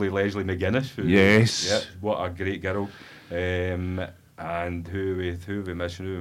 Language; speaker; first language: English; native; English